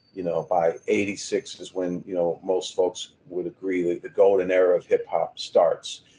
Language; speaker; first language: English; native; English